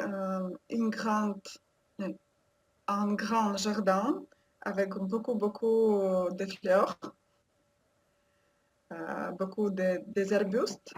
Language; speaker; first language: French; non-native, learner; Russian